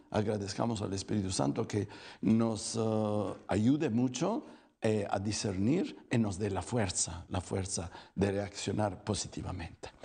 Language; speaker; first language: Spanish; non-native, fluent; Italian